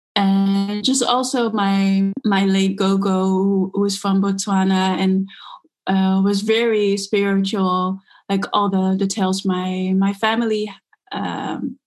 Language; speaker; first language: English; early bilingual, other home language; Dutch